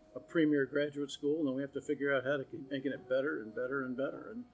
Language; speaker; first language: English; native; English